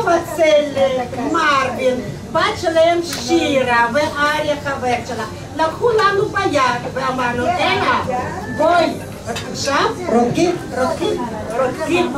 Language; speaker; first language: Hebrew; non-native, fluent; Russian